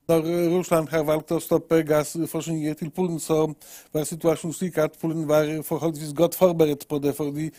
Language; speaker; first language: Norwegian; non-native, fluent; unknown